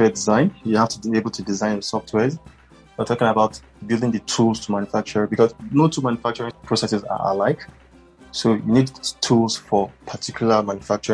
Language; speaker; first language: English; non-native, local second language; Hausa